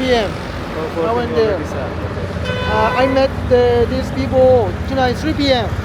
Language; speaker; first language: English; non-native, learner; Korean